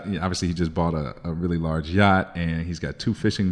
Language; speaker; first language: English; native; English